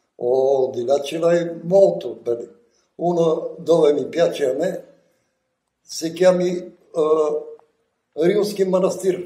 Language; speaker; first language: Italian; non-native, learner; Bulgarian